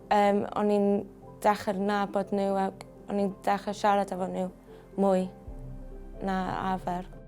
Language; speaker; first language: Welsh; non-native, local second language; English